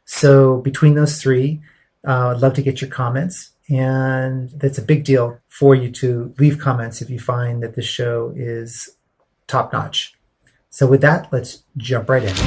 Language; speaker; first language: English; native; English